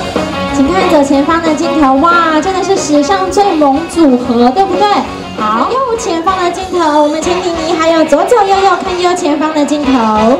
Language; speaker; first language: Chinese; native; Chinese